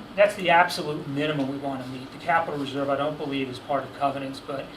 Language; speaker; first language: English; native; English